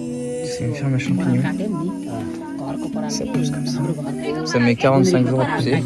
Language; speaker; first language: French; native; French